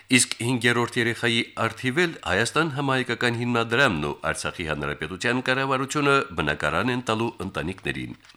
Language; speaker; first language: Armenian; native; Armenian